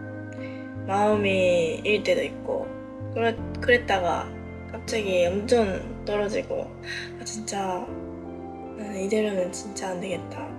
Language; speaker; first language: Korean; non-native, fluent; Japanese